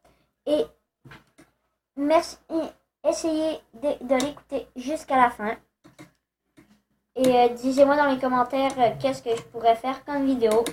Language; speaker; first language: French; native; French